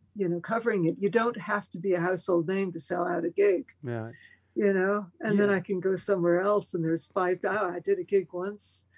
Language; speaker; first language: English; early bilingual, other home language; Spanish